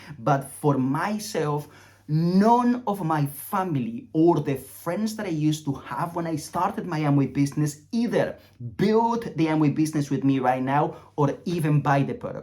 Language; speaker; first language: English; non-native, fluent; Spanish